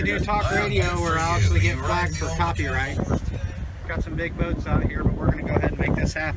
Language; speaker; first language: English; native; English